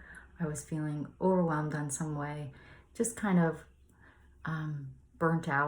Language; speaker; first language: English; native; English